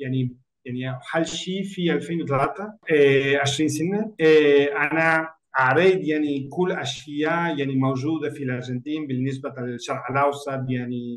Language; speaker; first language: Arabic; non-native, learner; Spanish